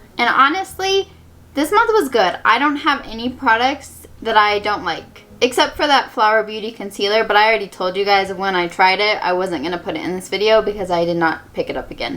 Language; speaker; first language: English; native; English